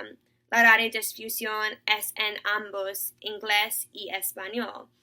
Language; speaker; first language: Spanish; non-native, learner; English